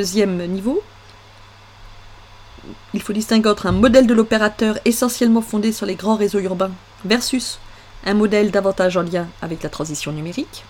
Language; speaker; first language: French; native; French